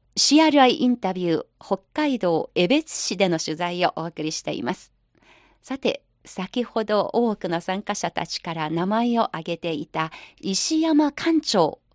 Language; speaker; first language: Japanese; non-native, fluent; Chinese